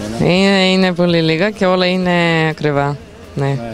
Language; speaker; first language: Greek; non-native, fluent; Bulgarian